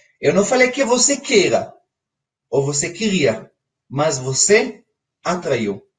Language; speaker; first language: Portuguese; non-native, fluent; Hebrew